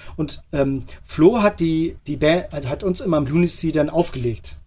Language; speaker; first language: German; native; German